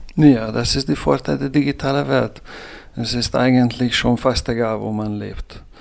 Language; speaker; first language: German; non-native, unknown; Hungarian